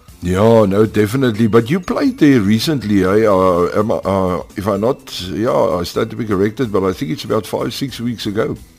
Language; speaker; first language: English; non-native, local second language; Afrikaans